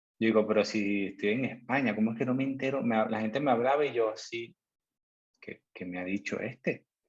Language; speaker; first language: Spanish; native; Spanish